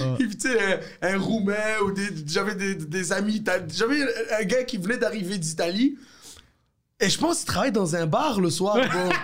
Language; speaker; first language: French; early bilingual, other home language; Arabic